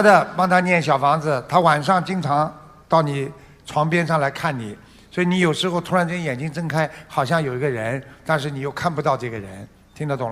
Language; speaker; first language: Chinese; non-native, local second language; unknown